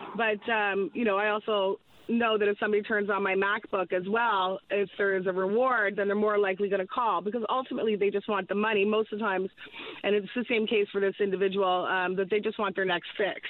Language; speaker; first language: English; native; English